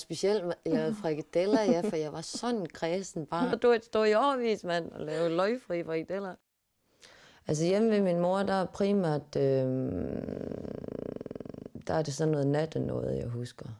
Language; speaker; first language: Danish; native; Danish